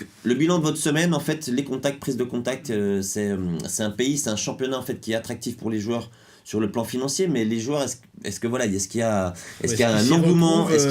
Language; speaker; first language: French; native; French